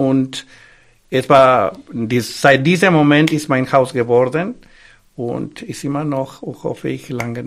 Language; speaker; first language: German; non-native, fluent; Spanish